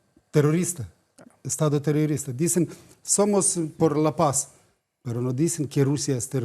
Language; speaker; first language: Spanish; non-native, fluent; Ukrainian